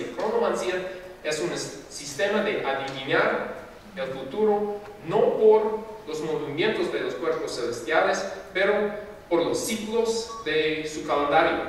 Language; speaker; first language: Spanish; non-native, fluent; English